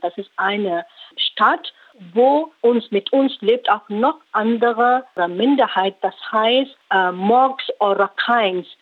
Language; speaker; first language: German; non-native, learner; Rohingya